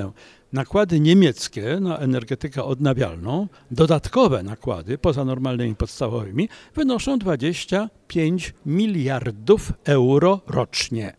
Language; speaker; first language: Polish; native; Polish